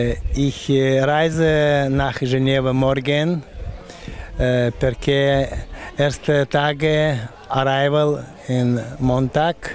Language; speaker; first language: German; non-native, learner; Russian